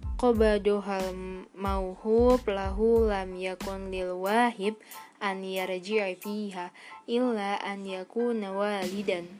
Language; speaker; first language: Arabic; non-native, fluent; Indonesian